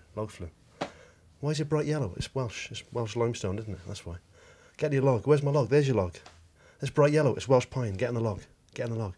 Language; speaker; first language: English; native; English